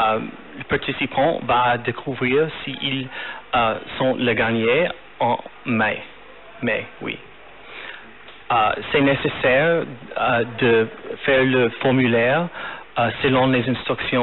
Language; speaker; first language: French; non-native, fluent; English